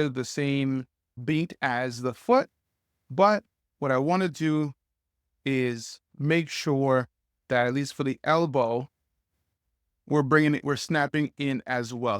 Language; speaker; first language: English; native; English